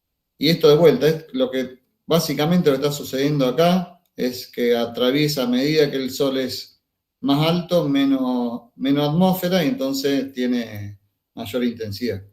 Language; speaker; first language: Spanish; native; Spanish